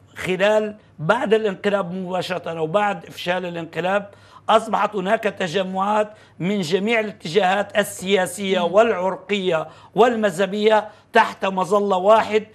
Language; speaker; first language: Arabic; non-native, fluent; Turkish